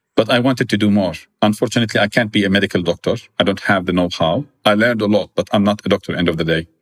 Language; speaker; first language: English; non-native, fluent; Arabic